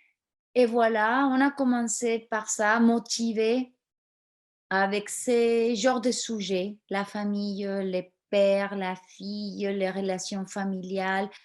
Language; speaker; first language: French; non-native, fluent; Spanish